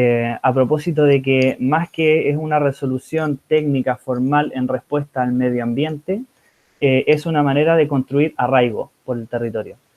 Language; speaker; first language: Spanish; native; Spanish